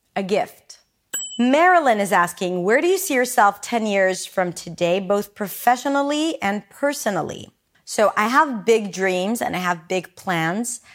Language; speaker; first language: English; non-native, fluent; Hebrew